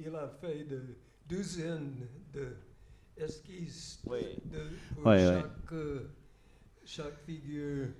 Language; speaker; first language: French; non-native, fluent; English